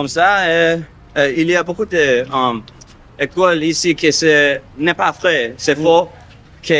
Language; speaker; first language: French; non-native, learner; English